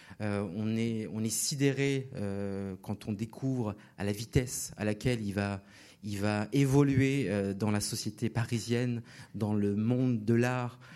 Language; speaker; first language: French; native; French